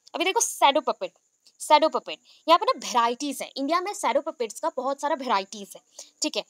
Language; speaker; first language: Hindi; non-native, local second language; Bangla